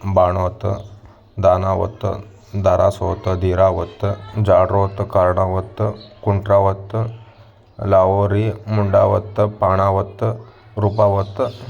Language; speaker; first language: Kannada; non-native, local second language; Lambadi